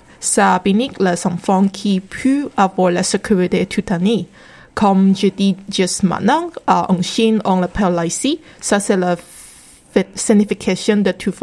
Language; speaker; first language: French; non-native, learner; Chinese